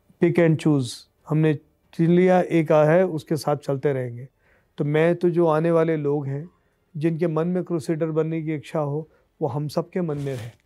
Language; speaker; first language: Hindi; native; Hindi